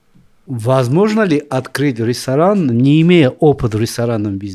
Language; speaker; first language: Russian; non-native, local second language; Tajik